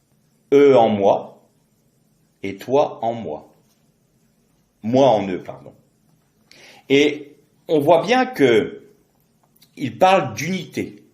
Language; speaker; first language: French; native; French